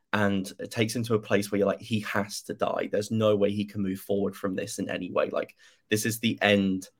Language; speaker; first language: English; native; English